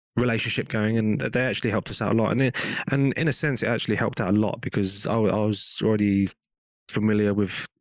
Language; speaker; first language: English; native; English